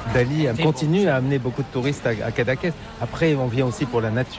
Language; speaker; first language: French; native; French